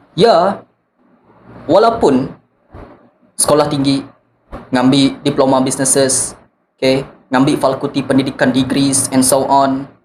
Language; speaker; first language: Malay; non-native, local second language; Iban